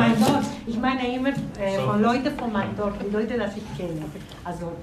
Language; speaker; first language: German; non-native, learner; Spanish